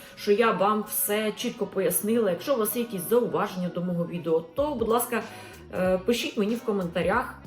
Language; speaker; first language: Ukrainian; non-native, local second language; Russian